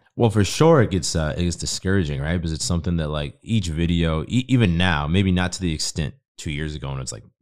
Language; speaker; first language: English; native; English